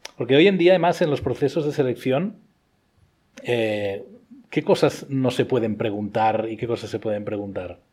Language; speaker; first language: Spanish; non-native, local second language; Catalan